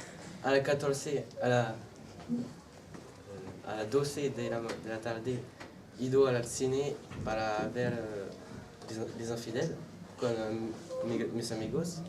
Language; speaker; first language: Spanish; non-native, learner; French